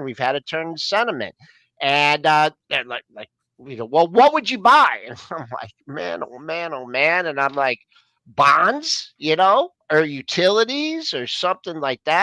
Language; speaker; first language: English; native; English